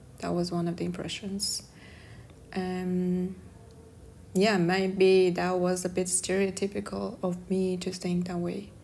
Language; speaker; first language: English; non-native, fluent; Kazakh